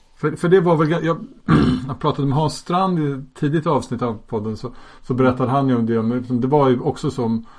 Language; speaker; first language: Swedish; native; Swedish